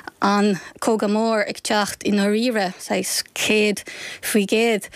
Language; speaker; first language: Irish; non-native, fluent; Ukrainian